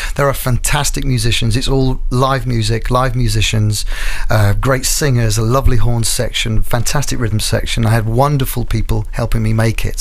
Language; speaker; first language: English; native; English